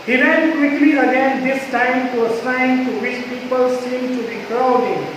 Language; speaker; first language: English; non-native, local second language; Hindi